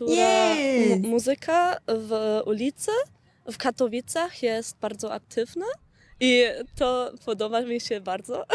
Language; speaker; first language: Polish; non-native, learner; German